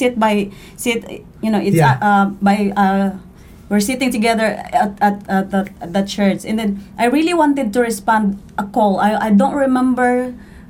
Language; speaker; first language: English; non-native, local second language; Cebuano